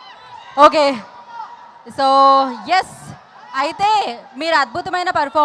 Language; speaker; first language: Telugu; native; Telugu